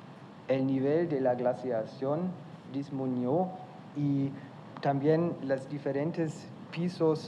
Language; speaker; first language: Spanish; non-native, fluent; German